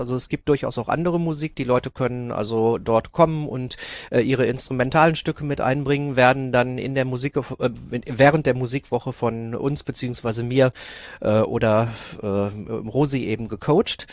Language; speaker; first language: German; native; German